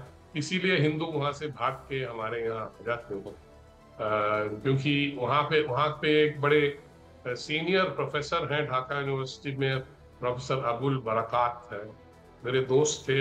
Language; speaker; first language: Hindi; native; Hindi